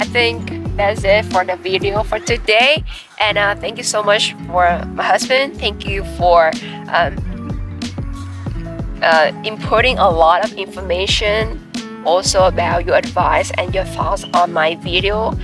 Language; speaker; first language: English; non-native, fluent; Vietnamese